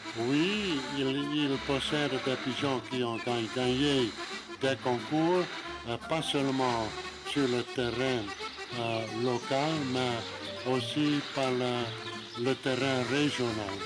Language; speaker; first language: French; non-native, learner; Dutch